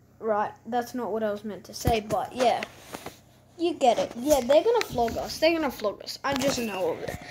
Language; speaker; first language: English; native; English